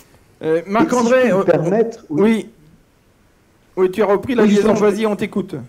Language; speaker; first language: French; native; French